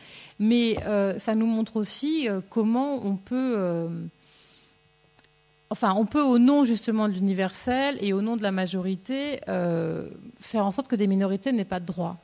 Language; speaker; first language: French; native; French